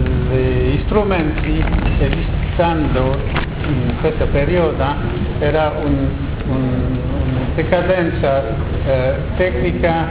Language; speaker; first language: Italian; non-native, learner; French